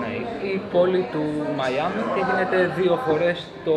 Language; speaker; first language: Greek; early bilingual, other home language; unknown